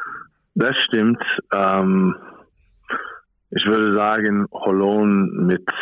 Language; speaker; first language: German; non-native, fluent; English